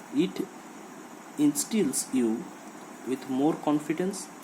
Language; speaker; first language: English; non-native, local second language; Bangla